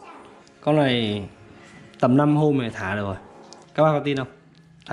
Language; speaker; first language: Vietnamese; native; Vietnamese